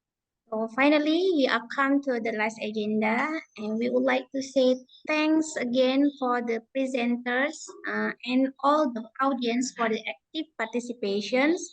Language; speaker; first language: English; non-native, fluent; Indonesian